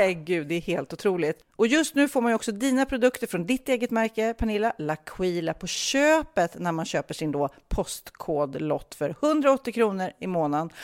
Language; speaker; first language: Swedish; native; Swedish